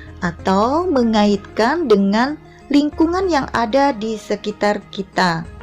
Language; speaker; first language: Indonesian; non-native, local second language; Javanese